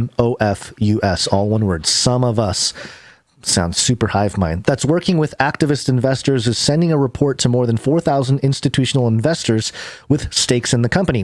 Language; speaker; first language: English; native; English